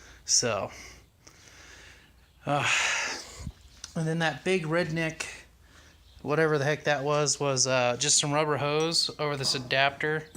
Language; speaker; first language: English; native; English